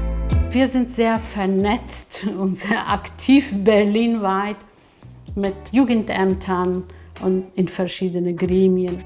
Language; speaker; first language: German; non-native, fluent; Kurdish